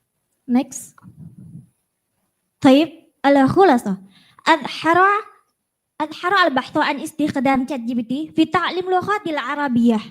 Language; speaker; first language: Arabic; non-native, learner; Indonesian